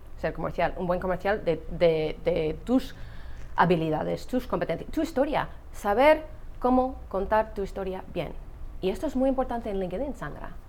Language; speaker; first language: Spanish; non-native, fluent; English